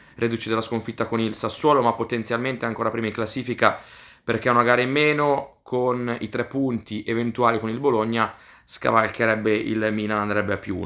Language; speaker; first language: Italian; native; Italian